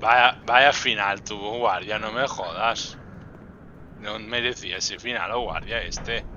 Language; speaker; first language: Spanish; native; Spanish